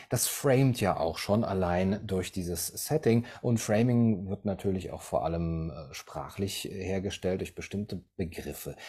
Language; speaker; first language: German; native; German